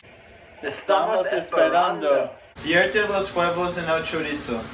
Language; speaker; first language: Spanish; non-native, learner; English